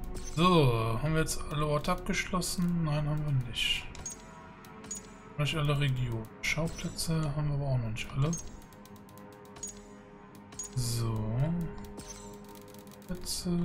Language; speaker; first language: German; native; German